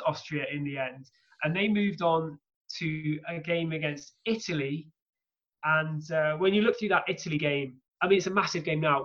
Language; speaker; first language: English; native; English